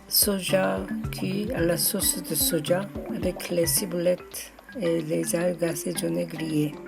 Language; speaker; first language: French; non-native, fluent; Korean